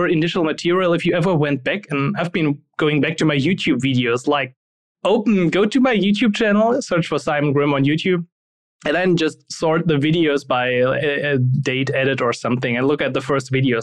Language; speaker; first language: English; non-native, fluent; German